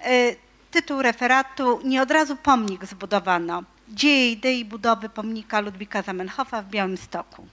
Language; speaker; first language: Polish; native; Polish